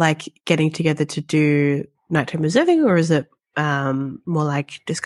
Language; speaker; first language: English; native; English